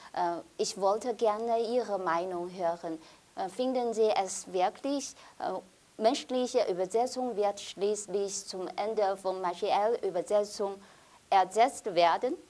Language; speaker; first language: German; non-native, fluent; Chinese